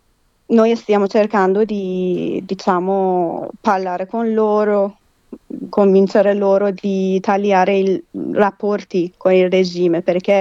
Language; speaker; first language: Italian; non-native, fluent; Persian